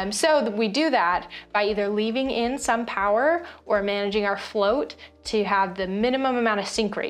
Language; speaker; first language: English; native; English